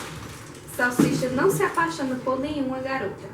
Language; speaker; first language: Portuguese; native; Portuguese